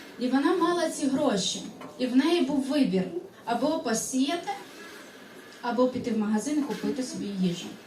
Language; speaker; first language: Ukrainian; non-native, local second language; Russian